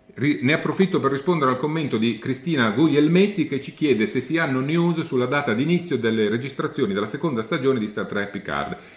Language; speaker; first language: Italian; native; Italian